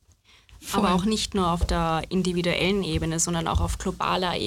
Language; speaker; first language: German; native; German